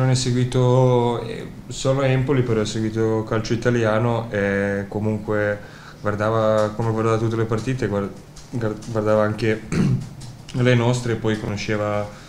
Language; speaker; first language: Italian; non-native, learner; Croatian